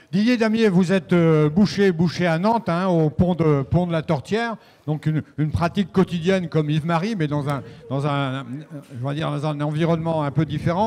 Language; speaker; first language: French; native; French